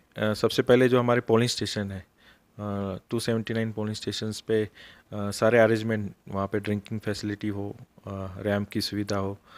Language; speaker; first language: Hindi; non-native, local second language; Marathi